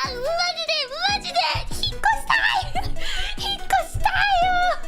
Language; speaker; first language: Japanese; non-native, learner; English